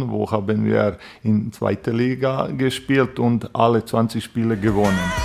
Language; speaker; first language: German; non-native, fluent; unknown